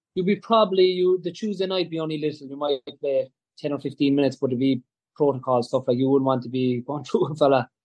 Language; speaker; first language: English; native; English